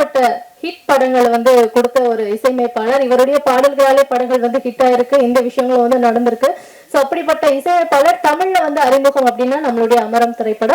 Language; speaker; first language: Tamil; native; Tamil